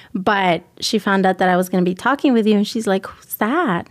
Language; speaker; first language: English; early bilingual, other home language; Spanish